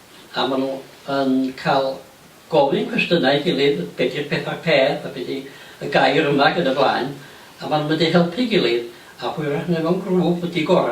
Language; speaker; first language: Welsh; native; Welsh